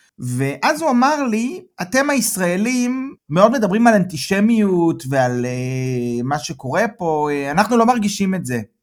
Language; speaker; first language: Hebrew; native; Hebrew